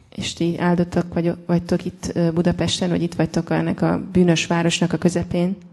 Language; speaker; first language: Hungarian; native; Hungarian